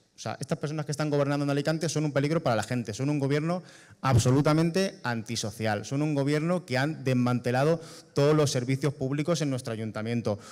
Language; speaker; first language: Spanish; native; Spanish